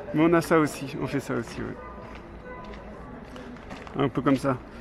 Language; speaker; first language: French; native; French